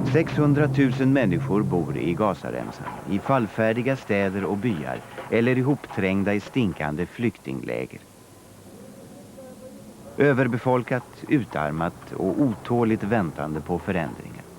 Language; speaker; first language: Swedish; native; Swedish